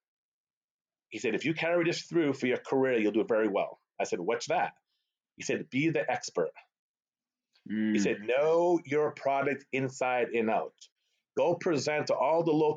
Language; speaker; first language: English; early bilingual, other home language; Arabic